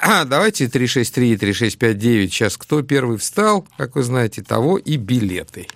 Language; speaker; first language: Russian; native; Russian